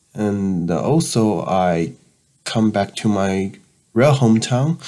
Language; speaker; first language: English; non-native, learner; Chinese